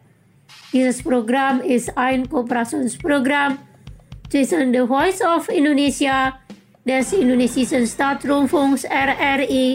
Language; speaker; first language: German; non-native, local second language; Indonesian